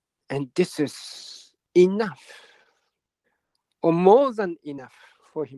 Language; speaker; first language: English; non-native, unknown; Japanese